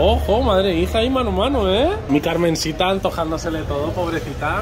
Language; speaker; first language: Spanish; native; Spanish